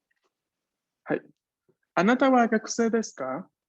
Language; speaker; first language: Japanese; non-native, fluent; Spanish